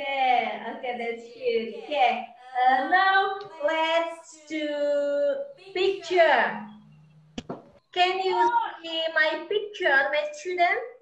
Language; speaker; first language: English; non-native, learner; Indonesian